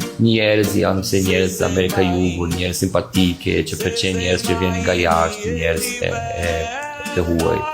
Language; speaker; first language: Albanian; non-native, learner; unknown